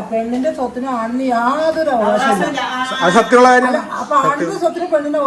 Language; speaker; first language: Malayalam; native; Malayalam